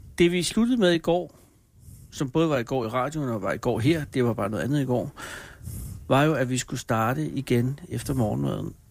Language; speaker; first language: Danish; native; Danish